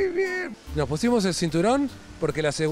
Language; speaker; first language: Spanish; native; Spanish